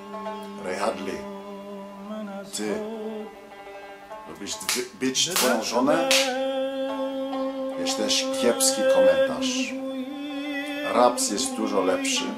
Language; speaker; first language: Polish; early bilingual, heritage; English